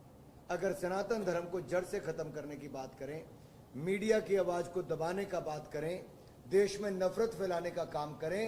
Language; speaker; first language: Hindi; native; Hindi